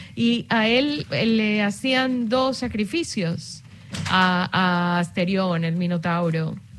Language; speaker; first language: Spanish; native; Spanish